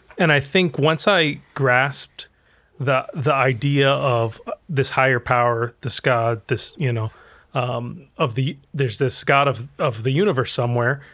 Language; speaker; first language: English; early bilingual, other home language; Arabic